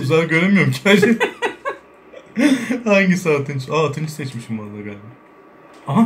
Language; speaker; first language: Turkish; native; Turkish